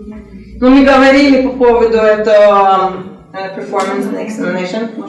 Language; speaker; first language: Russian; non-native, learner; Norwegian